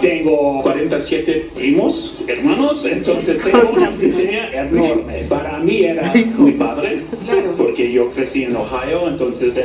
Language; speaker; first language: Spanish; early bilingual, heritage; Spanish